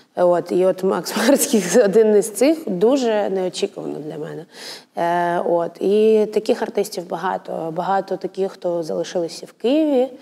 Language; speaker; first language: Ukrainian; non-native, local second language; Russian